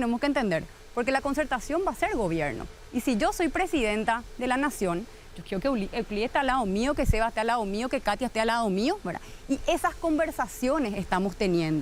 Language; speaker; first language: Spanish; native; Spanish